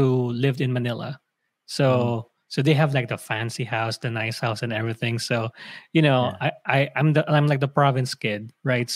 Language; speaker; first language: English; non-native, local second language; Filipino